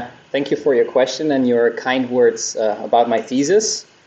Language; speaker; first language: English; non-native, fluent; Dutch